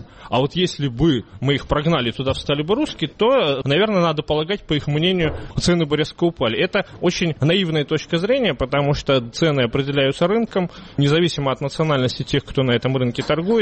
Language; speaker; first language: Russian; native; Russian